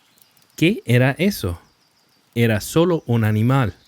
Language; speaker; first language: Spanish; non-native, fluent; English